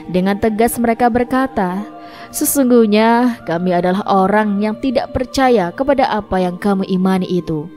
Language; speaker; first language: Indonesian; native; Indonesian